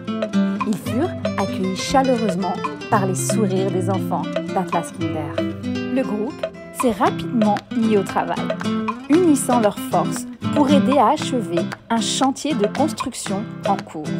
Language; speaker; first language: French; native; French